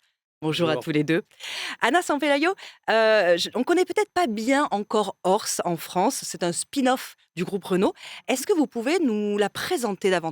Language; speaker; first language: French; native; French